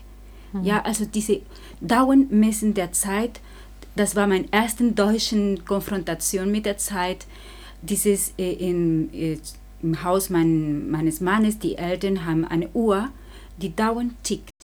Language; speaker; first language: German; non-native, fluent; Spanish